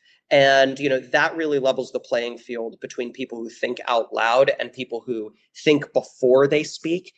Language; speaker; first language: English; native; English